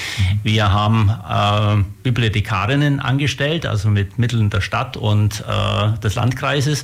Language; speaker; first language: German; native; German